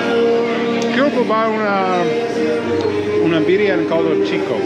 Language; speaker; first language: Spanish; non-native, learner; English